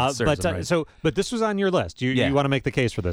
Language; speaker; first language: English; native; English